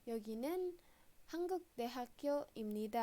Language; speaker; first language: Korean; non-native, fluent; Indonesian